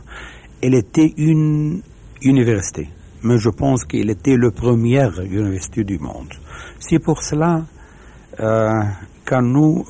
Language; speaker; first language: French; non-native, learner; Arabic